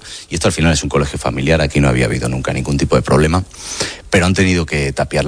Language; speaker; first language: Spanish; native; Spanish